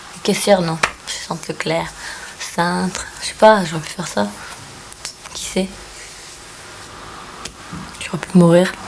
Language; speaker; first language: French; native; French